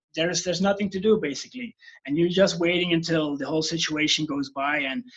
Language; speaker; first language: English; non-native, fluent; Dutch